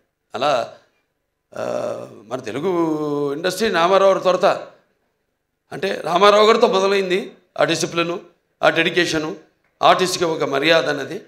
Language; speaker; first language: Telugu; native; Telugu